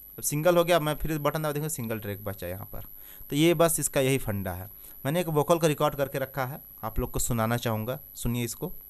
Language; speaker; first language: Hindi; native; Hindi